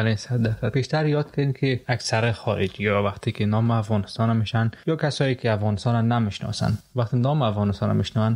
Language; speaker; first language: Persian; native; Persian